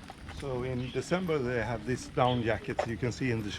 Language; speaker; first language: English; non-native, learner; Swedish